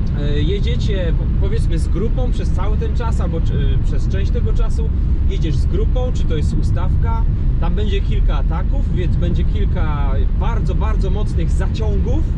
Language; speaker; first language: Polish; native; Polish